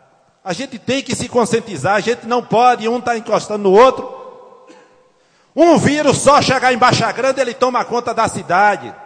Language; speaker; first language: Portuguese; native; Portuguese